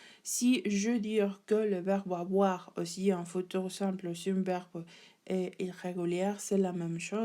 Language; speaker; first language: French; non-native, learner; Spanish